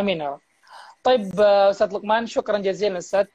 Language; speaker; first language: Arabic; non-native, fluent; Indonesian